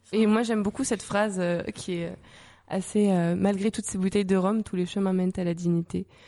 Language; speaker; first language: French; native; French